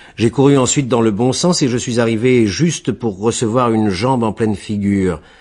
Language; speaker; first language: French; native; French